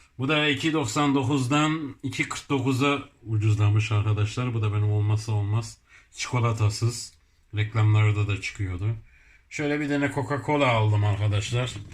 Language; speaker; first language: Turkish; early bilingual, heritage; Turkish